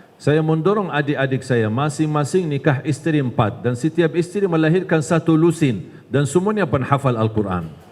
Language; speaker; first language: Malay; non-native, fluent; Arabic